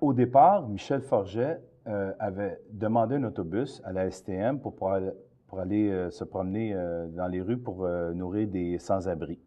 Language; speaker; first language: French; native; French